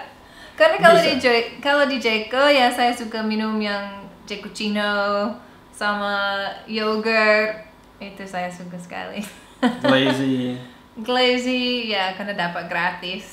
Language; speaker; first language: Indonesian; non-native, fluent; English